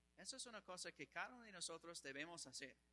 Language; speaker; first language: Spanish; non-native, fluent; English